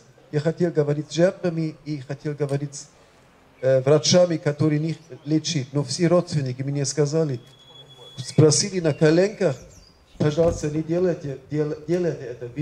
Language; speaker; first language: Russian; non-native, fluent; German